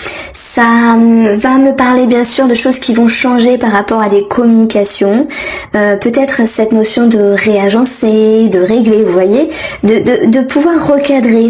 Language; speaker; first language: French; native; French